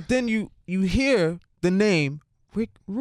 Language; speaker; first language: English; native; English